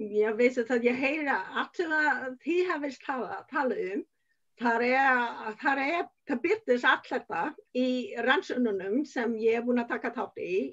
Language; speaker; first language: Icelandic; non-native, learner; Vietnamese